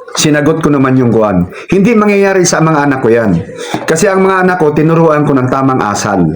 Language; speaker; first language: Filipino; non-native, local second language; Cebuano